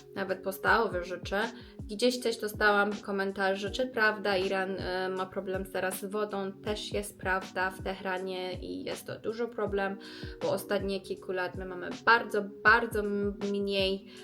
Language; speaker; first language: Polish; non-native, learner; Persian